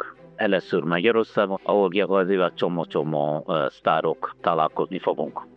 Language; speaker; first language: Hungarian; non-native, learner; Italian